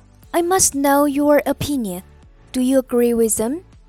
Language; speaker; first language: English; non-native, fluent; Chinese